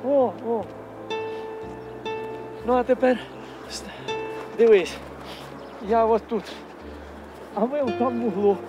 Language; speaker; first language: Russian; non-native, local second language; Ukrainian